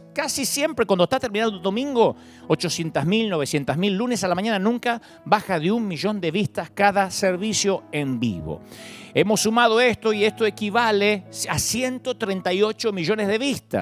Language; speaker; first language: Spanish; native; Spanish